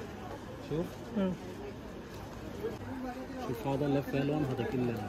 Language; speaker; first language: Arabic; non-native, learner; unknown